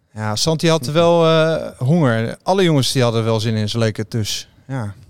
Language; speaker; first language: Dutch; native; Dutch